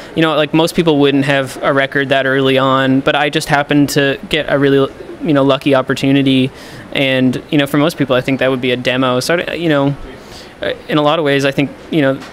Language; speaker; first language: English; native; English